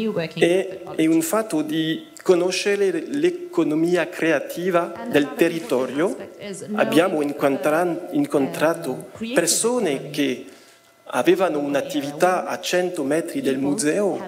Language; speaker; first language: Italian; non-native, fluent; French